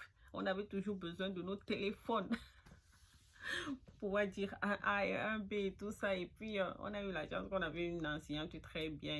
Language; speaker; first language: French; non-native, local second language; Fula